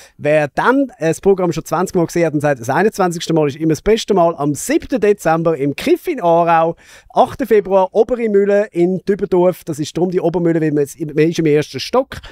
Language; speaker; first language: German; native; German